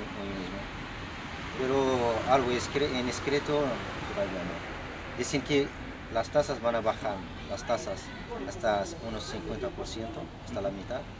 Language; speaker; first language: Spanish; non-native, learner; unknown